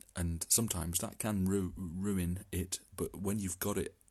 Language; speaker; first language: English; native; English